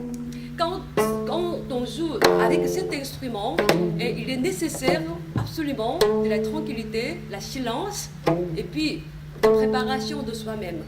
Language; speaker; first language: French; non-native, fluent; Korean